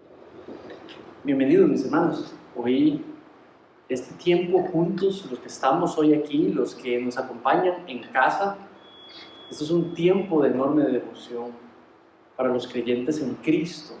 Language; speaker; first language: Spanish; native; Spanish